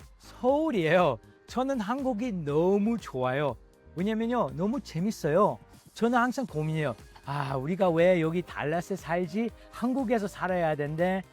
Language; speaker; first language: Korean; early bilingual, heritage; Korean